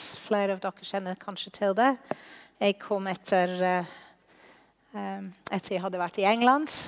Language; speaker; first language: Norwegian; non-native, fluent; English